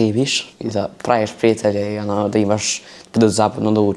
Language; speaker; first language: Serbian; early bilingual, heritage; Serbian